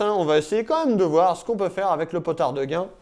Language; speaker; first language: French; native; French